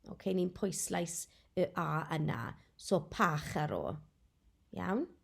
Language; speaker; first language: Welsh; non-native, local second language; English